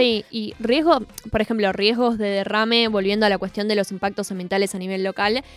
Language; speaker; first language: Spanish; native; Spanish